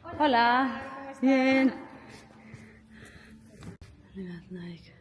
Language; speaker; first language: Spanish; non-native, learner; Armenian